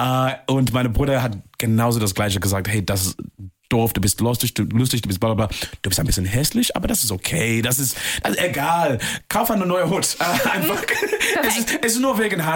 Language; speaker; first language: German; non-native, fluent; English